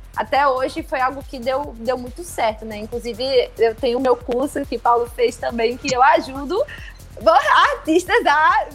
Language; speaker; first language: Portuguese; native; Portuguese